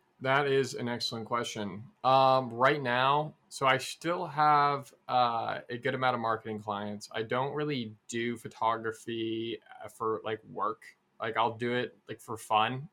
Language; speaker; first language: English; native; English